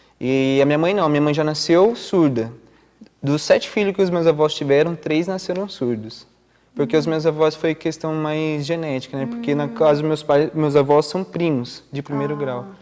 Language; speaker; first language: Portuguese; non-native, local second language; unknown